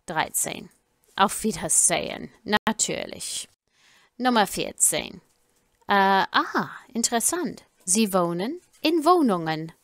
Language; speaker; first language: German; non-native, fluent; English